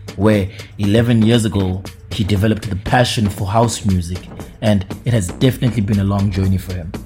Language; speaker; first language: English; non-native, local second language; Zulu